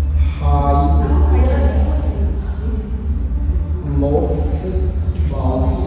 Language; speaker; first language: Vietnamese; non-native, learner; Hindi